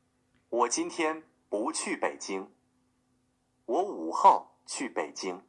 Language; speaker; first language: Chinese; non-native, learner; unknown